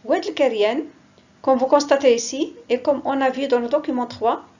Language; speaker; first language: French; non-native, local second language; Arabic